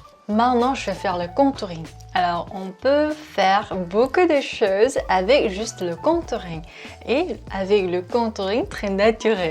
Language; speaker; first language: French; non-native, fluent; Korean